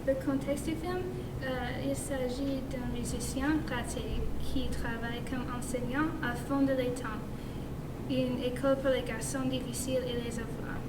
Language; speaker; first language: French; non-native, learner; English